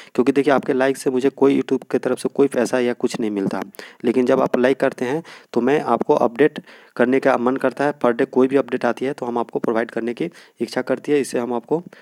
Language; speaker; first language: Hindi; native; Hindi